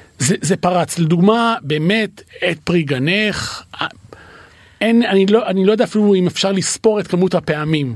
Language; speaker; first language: Hebrew; native; Hebrew